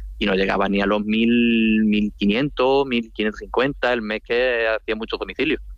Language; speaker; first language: Spanish; native; Spanish